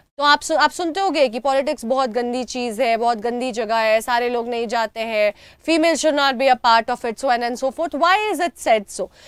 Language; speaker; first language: Hindi; native; Hindi